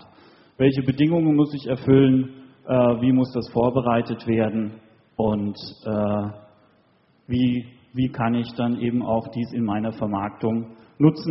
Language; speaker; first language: German; native; German